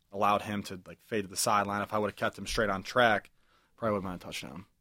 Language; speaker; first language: English; native; English